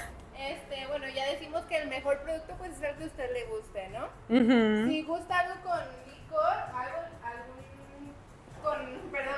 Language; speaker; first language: Spanish; native; Spanish